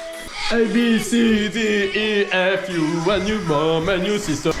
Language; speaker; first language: English; non-native, learner; French